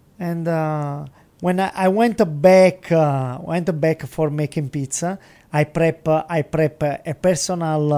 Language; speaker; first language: English; non-native, learner; Italian